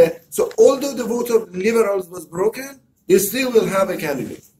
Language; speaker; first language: English; non-native, fluent; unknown